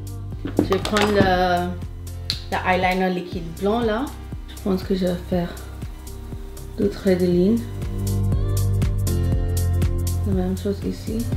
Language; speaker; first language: French; non-native, fluent; Hindi